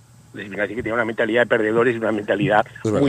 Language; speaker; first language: Spanish; native; Spanish